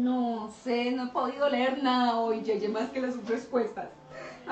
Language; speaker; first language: Spanish; native; Spanish